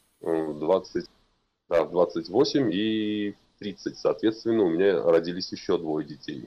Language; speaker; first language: Russian; non-native, local second language; Tatar